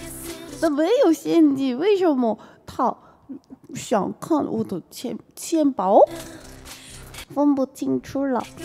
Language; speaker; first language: Chinese; non-native, learner; Korean